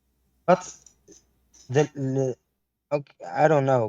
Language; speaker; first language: English; non-native, learner; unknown